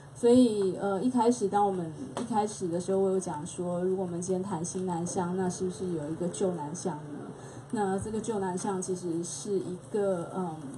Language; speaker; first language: Chinese; native; Chinese